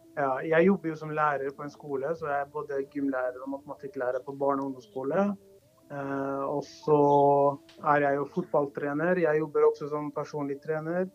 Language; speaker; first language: Norwegian; early bilingual, other home language; Kurdish